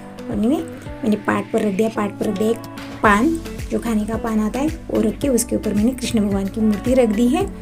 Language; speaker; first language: Hindi; non-native, local second language; Marathi